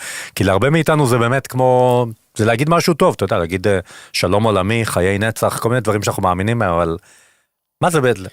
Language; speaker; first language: Hebrew; native; Hebrew